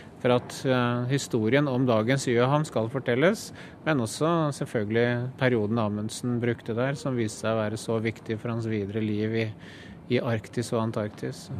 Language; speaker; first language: Norwegian; native; Norwegian